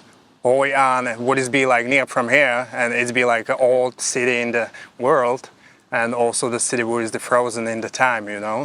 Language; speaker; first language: English; non-native, fluent; Slovak